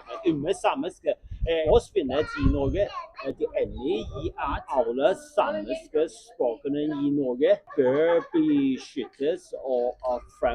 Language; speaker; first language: Norwegian; non-native, learner; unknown